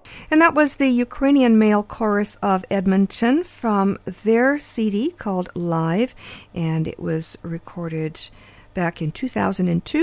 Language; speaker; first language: English; early bilingual, other home language; Ukrainian